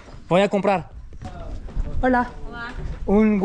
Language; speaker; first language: Spanish; non-native, learner; French